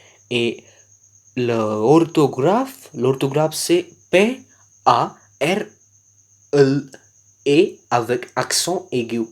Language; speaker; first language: French; non-native, learner; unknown